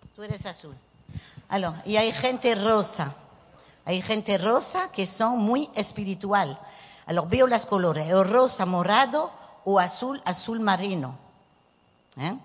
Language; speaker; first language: Spanish; early bilingual, heritage; Spanish